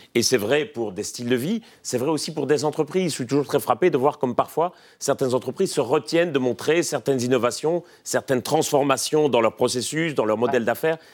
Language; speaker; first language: French; native; French